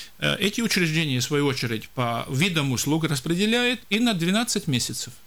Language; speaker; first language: Russian; non-native, local second language; Latvian